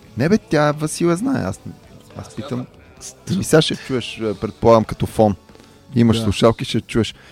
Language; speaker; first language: Bulgarian; native; Bulgarian